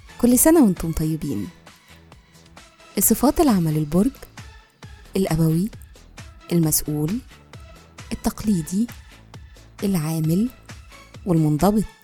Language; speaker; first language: Arabic; native; Arabic